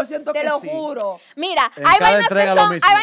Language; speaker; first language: Spanish; native; Spanish